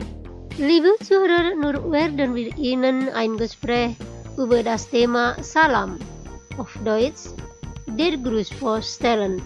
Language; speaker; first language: German; non-native, fluent; Indonesian